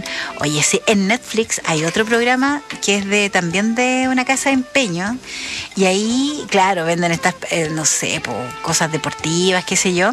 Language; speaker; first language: Spanish; native; Spanish